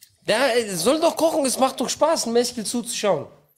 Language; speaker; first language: German; non-native, learner; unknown